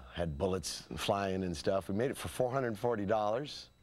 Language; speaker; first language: English; native; English